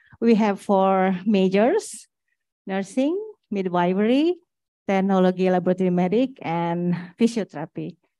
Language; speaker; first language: English; non-native, fluent; Indonesian